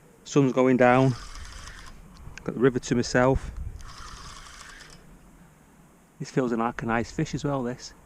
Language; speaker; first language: English; native; English